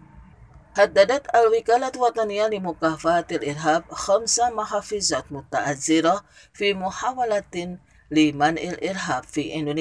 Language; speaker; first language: Arabic; non-native, fluent; Indonesian